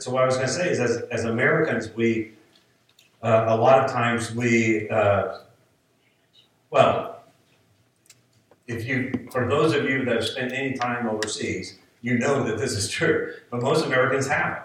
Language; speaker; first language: English; native; English